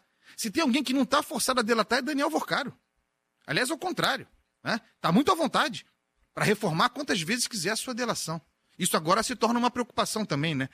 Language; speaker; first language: Portuguese; native; Portuguese